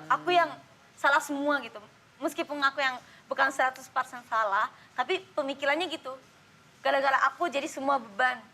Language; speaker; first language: Indonesian; non-native, fluent; Japanese